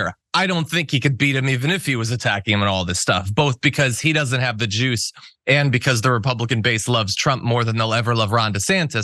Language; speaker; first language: English; native; English